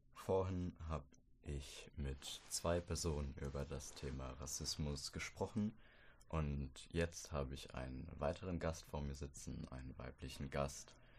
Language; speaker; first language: German; native; German